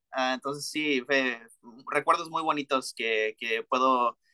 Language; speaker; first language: Spanish; early bilingual, heritage; Spanish